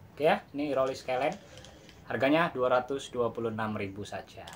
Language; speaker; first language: Indonesian; non-native, local second language; Javanese